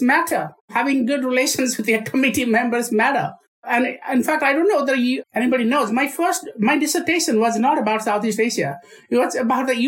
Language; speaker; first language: English; non-native, local second language; Odia